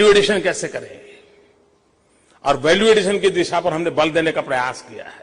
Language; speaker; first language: Hindi; non-native, local second language; Gujarati